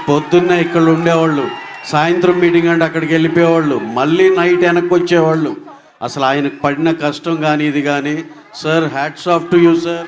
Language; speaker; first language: Telugu; native; Telugu